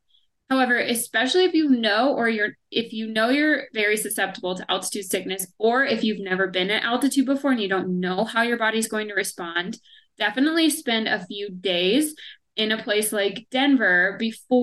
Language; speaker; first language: English; native; English